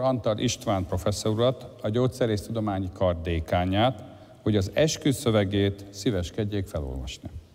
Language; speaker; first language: Hungarian; native; Hungarian